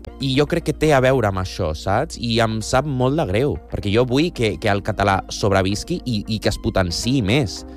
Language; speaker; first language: Catalan; non-native, local second language; Spanish